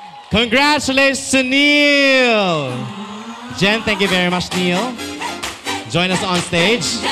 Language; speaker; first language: English; non-native, local second language; Filipino